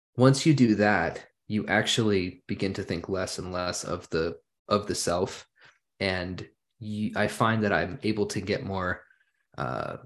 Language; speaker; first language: English; early bilingual, other home language; German